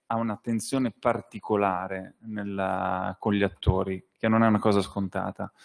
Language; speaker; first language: Italian; native; Italian